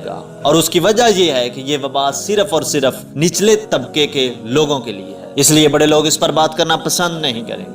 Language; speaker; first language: Urdu; native; Urdu